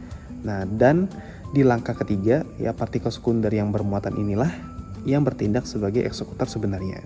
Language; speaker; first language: Indonesian; native; Indonesian